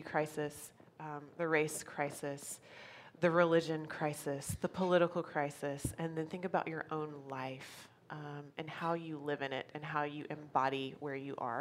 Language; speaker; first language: English; native; English